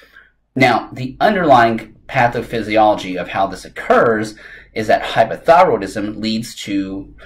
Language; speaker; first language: English; native; English